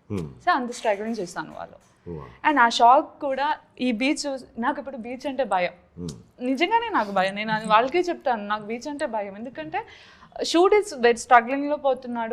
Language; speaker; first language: Telugu; non-native, learner; Malayalam